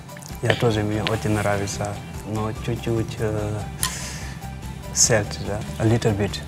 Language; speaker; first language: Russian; non-native, learner; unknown